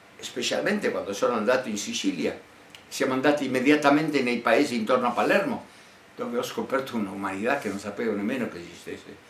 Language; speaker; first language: Italian; non-native, fluent; Spanish